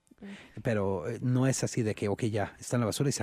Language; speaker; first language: Spanish; native; Spanish